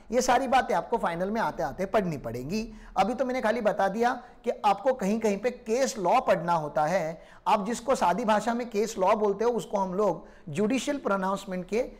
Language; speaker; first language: Hindi; non-native, local second language; Marathi